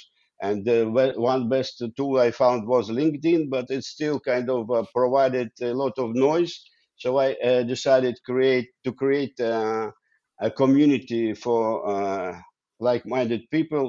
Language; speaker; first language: English; non-native, fluent; Ukrainian